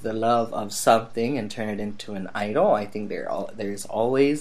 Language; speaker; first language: English; native; English